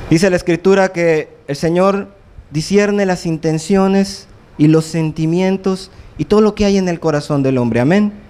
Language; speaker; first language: Spanish; native; Spanish